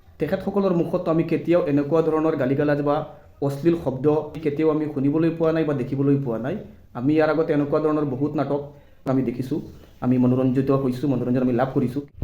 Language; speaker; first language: Assamese; non-native, local second language; Bangla